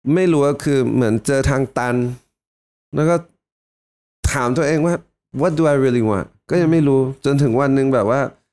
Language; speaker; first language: Thai; early bilingual, heritage; Thai